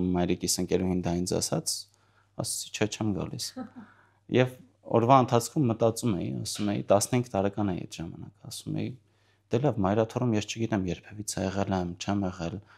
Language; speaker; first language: Armenian; early bilingual, heritage; Armenian